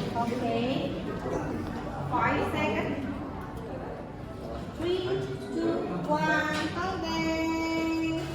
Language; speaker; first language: English; non-native, local second language; Indonesian